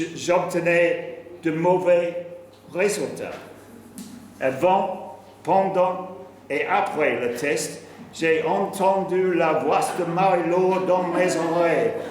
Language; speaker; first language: French; non-native, learner; English